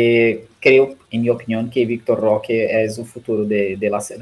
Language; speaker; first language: Spanish; non-native, learner; Portuguese